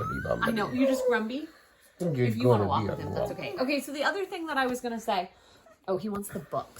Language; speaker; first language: English; native; English